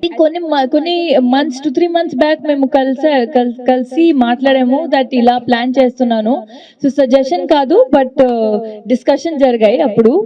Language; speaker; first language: Telugu; non-native, learner; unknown